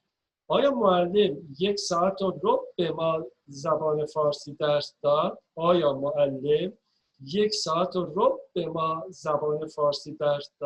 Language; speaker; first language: Persian; non-native, fluent; Turkish